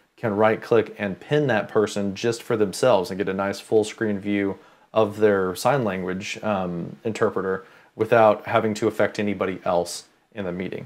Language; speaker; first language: English; native; English